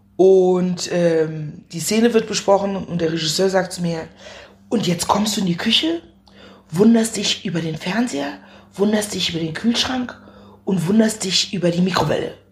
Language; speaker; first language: German; early bilingual, other home language; Akan